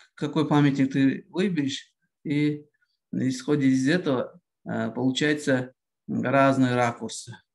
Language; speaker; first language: Russian; non-native, local second language; Kazakh